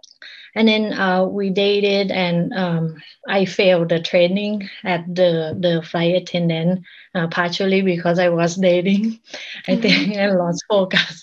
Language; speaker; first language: English; non-native, learner; Thai